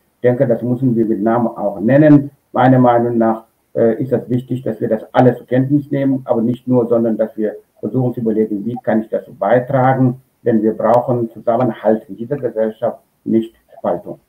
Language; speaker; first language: German; non-native, fluent; Wolof